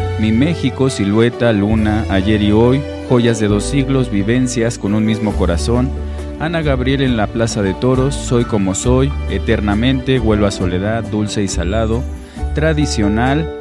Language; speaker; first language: Spanish; native; Spanish